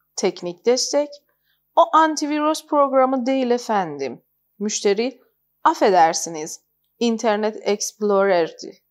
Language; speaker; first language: Turkish; non-native, fluent; Persian